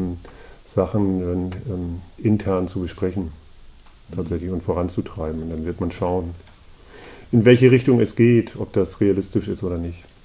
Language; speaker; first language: German; native; German